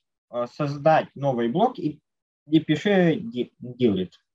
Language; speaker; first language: Russian; native; Russian